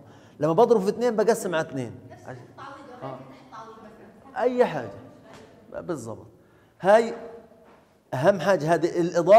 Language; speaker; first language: Arabic; native; Arabic